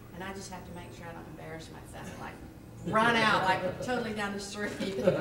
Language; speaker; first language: English; native; English